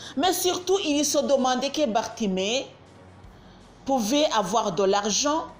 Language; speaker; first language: French; non-native, local second language; Kinyarwanda